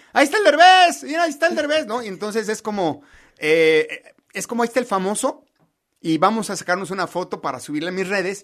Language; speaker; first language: Spanish; native; Spanish